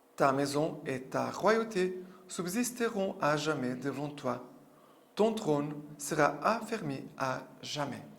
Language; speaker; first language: French; non-native, fluent; Portuguese